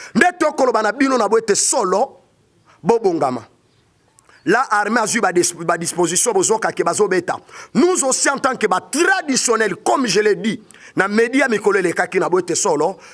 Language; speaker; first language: Lingala; non-native, local second language; Kongo